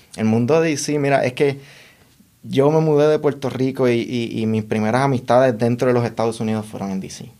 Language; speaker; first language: Spanish; native; Spanish